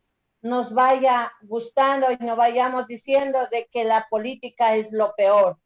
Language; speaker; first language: Spanish; native; Spanish